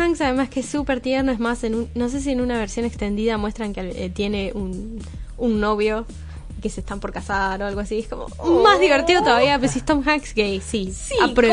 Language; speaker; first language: Spanish; native; Spanish